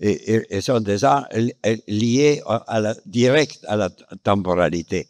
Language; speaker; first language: French; non-native, fluent; Romanian